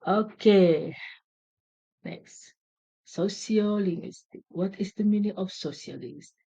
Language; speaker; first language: English; non-native, learner; Indonesian